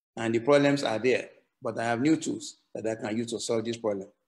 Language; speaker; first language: English; non-native, local second language; Yoruba